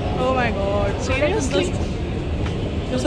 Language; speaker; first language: Hindi; native; Hindi